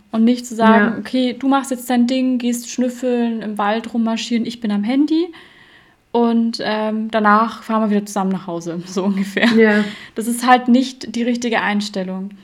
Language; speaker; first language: German; native; German